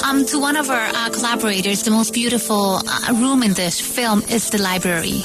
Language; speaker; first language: English; non-native, fluent; Spanish